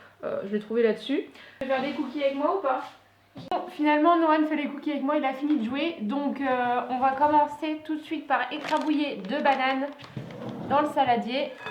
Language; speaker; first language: French; native; French